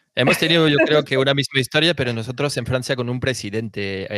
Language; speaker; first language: Spanish; non-native, fluent; French